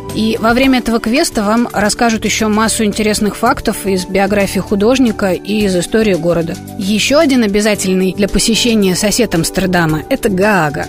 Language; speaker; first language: Russian; native; Russian